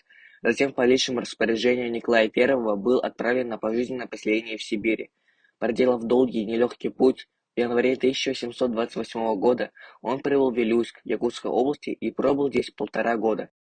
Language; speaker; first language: Russian; non-native, local second language; Yakut